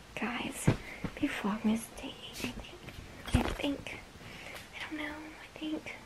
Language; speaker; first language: English; native; English